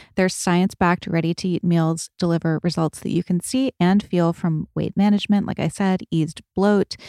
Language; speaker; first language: English; native; English